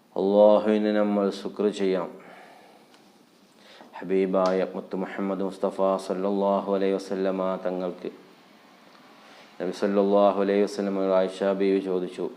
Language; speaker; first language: Malayalam; native; Malayalam